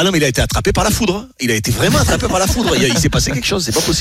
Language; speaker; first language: French; native; French